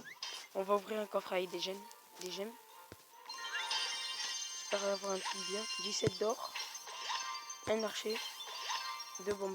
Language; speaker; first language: French; native; French